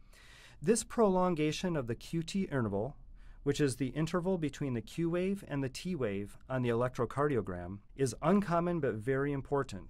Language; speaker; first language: English; native; English